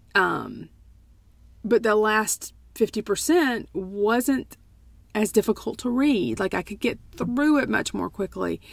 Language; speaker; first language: English; native; English